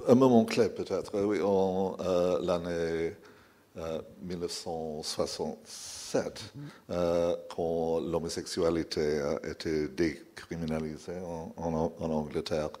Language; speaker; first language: French; non-native, fluent; English